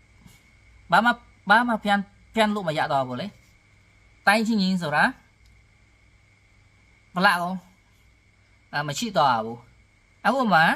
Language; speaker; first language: Burmese; non-native, learner; Khmer